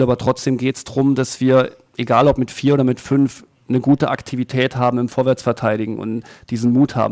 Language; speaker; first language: German; native; German